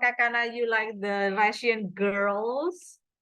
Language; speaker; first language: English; non-native, fluent; Indonesian